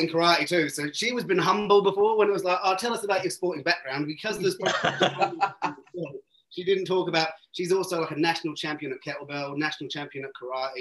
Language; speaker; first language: English; native; English